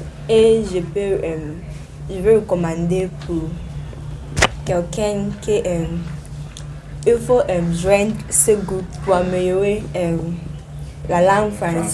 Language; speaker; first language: French; non-native, learner; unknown